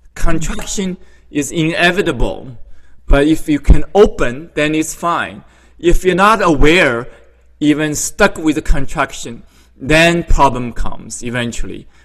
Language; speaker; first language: English; non-native, fluent; Chinese